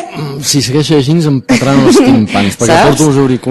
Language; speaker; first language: Catalan; native; Catalan